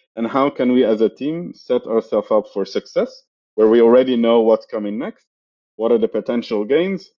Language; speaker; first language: English; non-native, fluent; Arabic